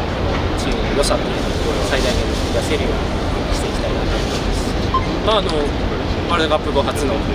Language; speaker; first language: Japanese; native; Japanese